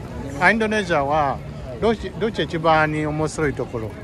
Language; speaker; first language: Japanese; non-native, learner; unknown